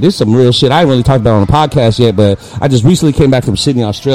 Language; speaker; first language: English; native; English